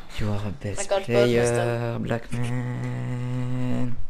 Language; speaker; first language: English; non-native, learner; French